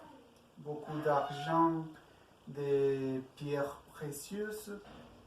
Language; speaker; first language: French; non-native, learner; Spanish